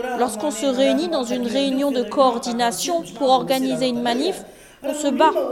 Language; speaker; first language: French; non-native, local second language; Arabic